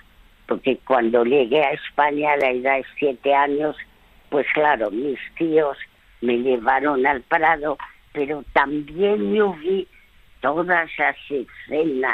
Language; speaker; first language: Spanish; early bilingual, other home language; French